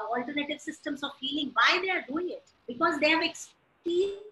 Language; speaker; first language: English; non-native, local second language; Hindi